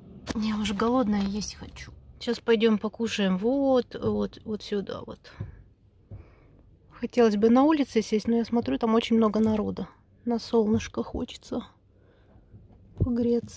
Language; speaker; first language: Russian; native; Russian